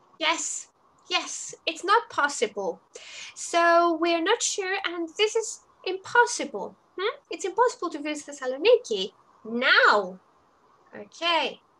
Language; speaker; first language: English; non-native, fluent; Greek